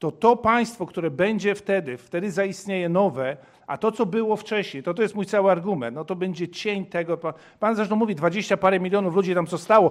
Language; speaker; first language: Polish; early bilingual, heritage; Polish